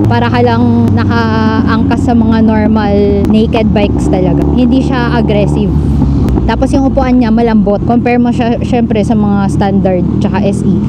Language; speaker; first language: Filipino; native; Filipino